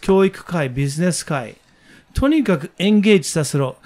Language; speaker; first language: Japanese; native; Japanese